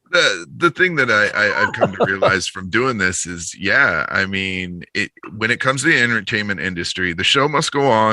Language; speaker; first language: English; native; English